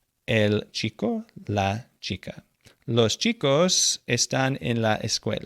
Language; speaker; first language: Spanish; non-native, fluent; English